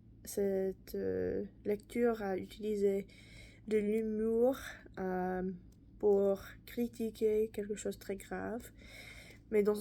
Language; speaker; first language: French; non-native, learner; English